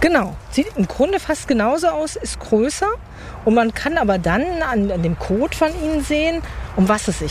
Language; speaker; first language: German; native; German